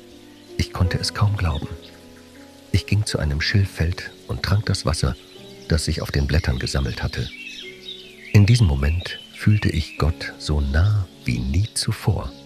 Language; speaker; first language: German; non-native, fluent; Persian